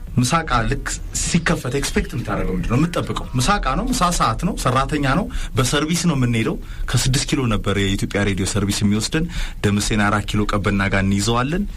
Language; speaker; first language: Amharic; native; Amharic